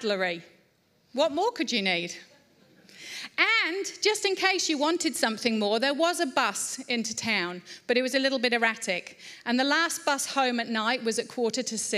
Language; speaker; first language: English; native; English